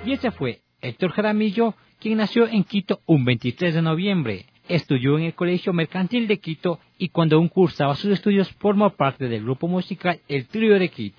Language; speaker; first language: Spanish; native; Spanish